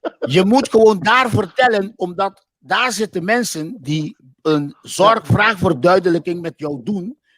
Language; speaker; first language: Dutch; non-native, local second language; Papiamento